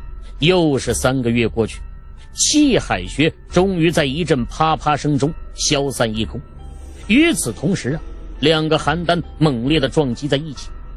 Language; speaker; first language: Chinese; native; Chinese